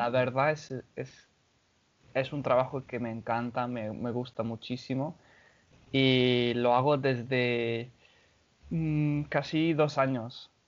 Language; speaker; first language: Spanish; non-native, fluent; English